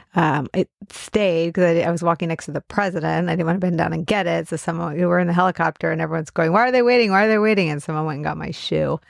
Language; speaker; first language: English; native; English